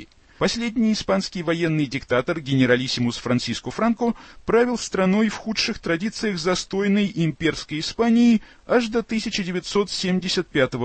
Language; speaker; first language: Russian; native; Russian